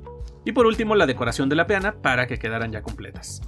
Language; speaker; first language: Spanish; native; Spanish